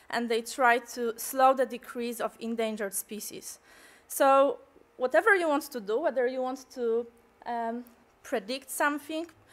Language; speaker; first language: English; non-native, fluent; Polish